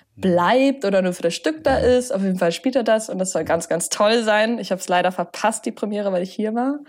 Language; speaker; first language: German; native; German